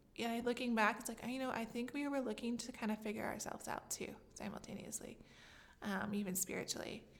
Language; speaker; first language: English; native; English